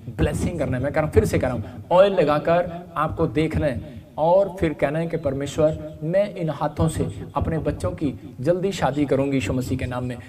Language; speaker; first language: Hindi; non-native, local second language; Punjabi